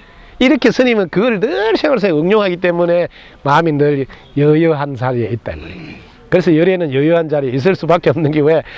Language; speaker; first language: Korean; native; Korean